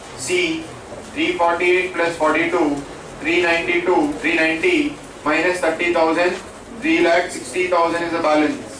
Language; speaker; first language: English; non-native, local second language; Telugu